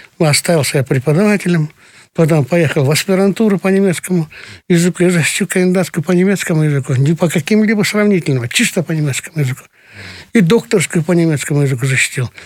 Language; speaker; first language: Russian; non-native, local second language; Kyrgyz